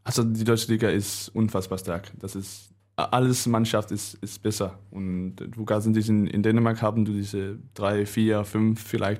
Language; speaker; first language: German; non-native, learner; Danish